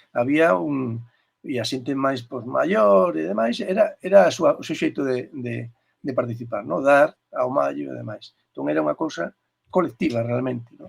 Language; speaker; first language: Galician; native; Galician